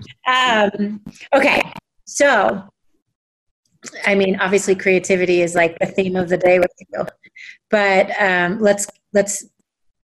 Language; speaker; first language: English; native; English